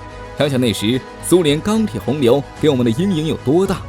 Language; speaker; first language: Chinese; native; Chinese